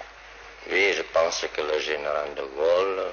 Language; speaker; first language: French; non-native, local second language; Vietnamese